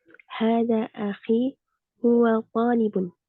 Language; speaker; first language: Arabic; non-native, learner; Indonesian